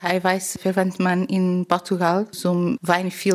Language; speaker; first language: German; non-native, learner; Portuguese